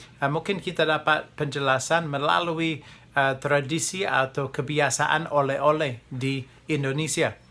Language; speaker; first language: Indonesian; non-native, fluent; English